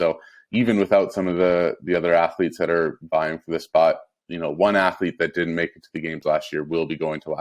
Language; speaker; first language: English; native; English